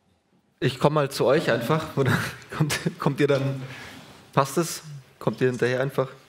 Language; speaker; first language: German; native; German